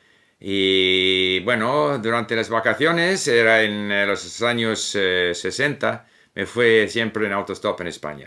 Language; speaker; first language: Spanish; non-native, fluent; English